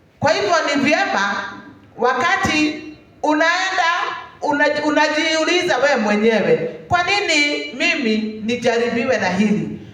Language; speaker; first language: Swahili; non-native, local second language; Kikuyu